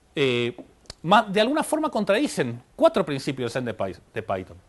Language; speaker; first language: Spanish; native; Spanish